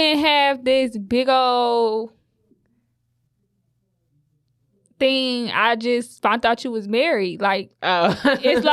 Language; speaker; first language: English; native; English